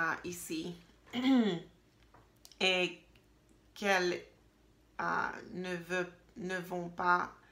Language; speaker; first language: French; non-native, learner; English